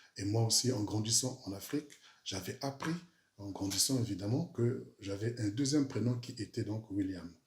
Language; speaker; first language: French; early bilingual, other home language; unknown